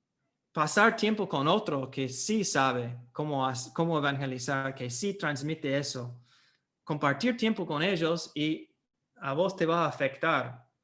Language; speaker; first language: Spanish; non-native, fluent; English